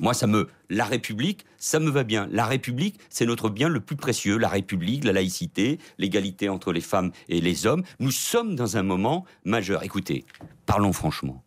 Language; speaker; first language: French; early bilingual, other home language; Catalan